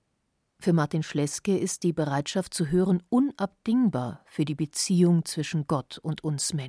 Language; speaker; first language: German; native; German